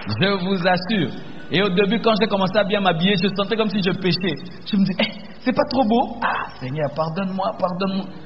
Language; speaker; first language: French; non-native, local second language; Lingala